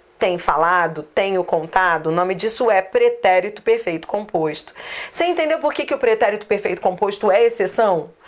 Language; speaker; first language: Portuguese; native; Portuguese